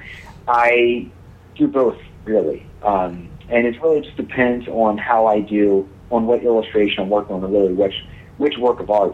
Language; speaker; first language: English; native; English